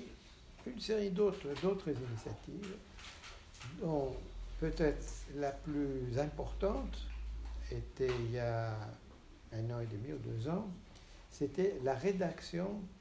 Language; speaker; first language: French; non-native, fluent; Portuguese